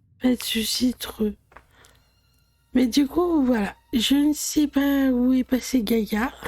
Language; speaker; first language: French; native; French